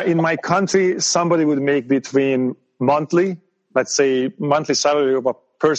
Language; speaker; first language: English; non-native, fluent; Hungarian